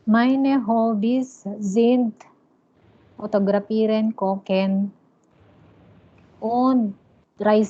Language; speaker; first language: German; non-native, learner; Filipino